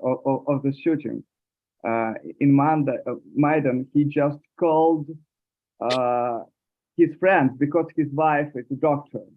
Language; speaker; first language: English; non-native, learner; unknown